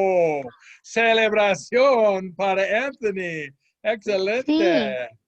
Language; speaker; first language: Spanish; non-native, fluent; English